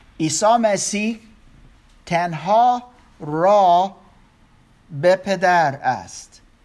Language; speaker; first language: Persian; non-native, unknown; German